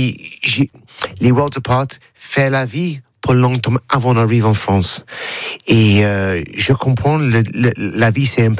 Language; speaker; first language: French; non-native, learner; English